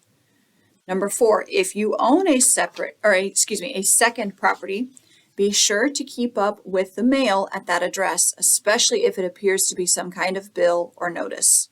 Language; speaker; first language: English; native; English